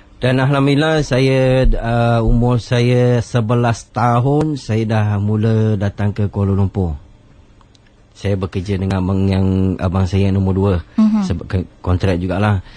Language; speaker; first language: Malay; non-native, local second language; Chinese